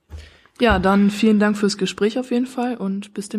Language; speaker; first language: German; native; German